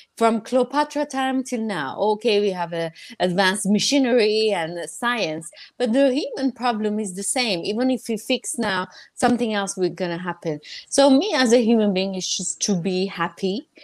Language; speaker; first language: English; non-native, fluent; Persian